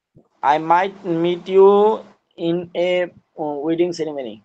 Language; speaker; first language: English; non-native, learner; Bangla